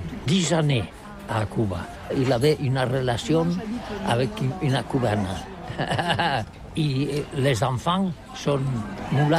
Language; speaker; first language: French; non-native, learner; Catalan